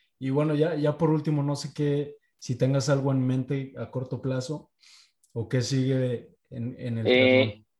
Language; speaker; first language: Spanish; native; Spanish